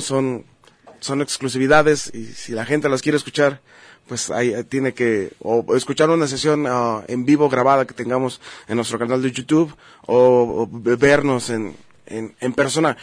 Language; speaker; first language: Spanish; native; Spanish